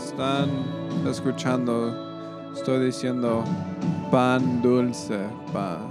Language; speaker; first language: Spanish; non-native, learner; English